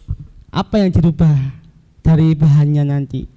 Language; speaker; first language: Indonesian; native; Indonesian